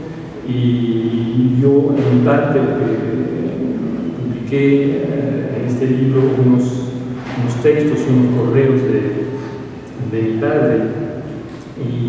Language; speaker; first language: Spanish; non-native, fluent; French